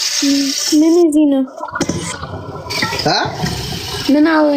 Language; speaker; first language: Amharic; non-native, learner; English